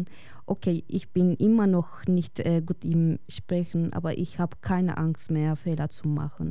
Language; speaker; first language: German; non-native, learner; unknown